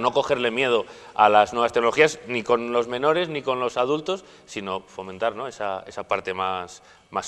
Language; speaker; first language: Spanish; native; Spanish